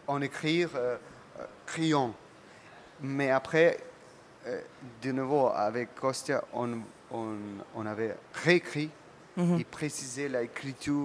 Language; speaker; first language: French; non-native, learner; Russian